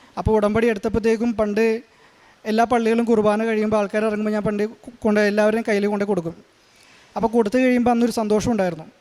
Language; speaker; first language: Malayalam; native; Malayalam